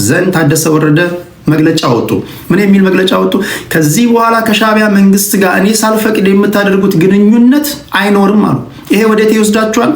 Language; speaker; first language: Amharic; native; Amharic